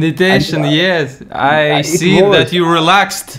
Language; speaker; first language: English; non-native, learner; Russian